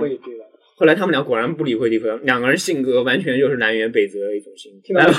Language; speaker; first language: Chinese; native; Chinese